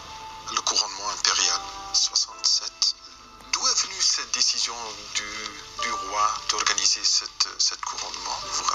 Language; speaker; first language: French; non-native, fluent; Dutch